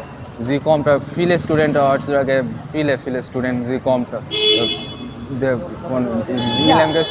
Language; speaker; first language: German; non-native, learner; Bangla